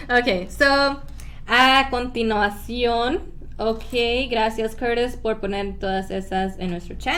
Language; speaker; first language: Spanish; early bilingual, heritage; Spanish